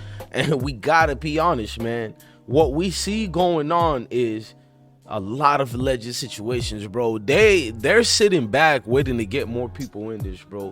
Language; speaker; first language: English; native; English